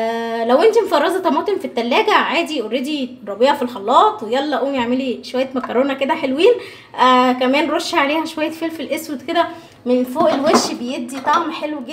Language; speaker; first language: Arabic; native; Arabic